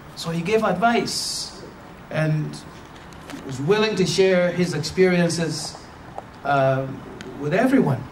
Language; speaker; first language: English; non-native, local second language; Akan